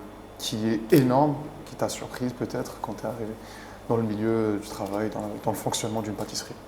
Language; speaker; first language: French; native; French